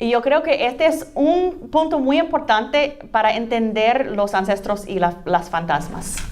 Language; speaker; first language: Spanish; non-native, fluent; English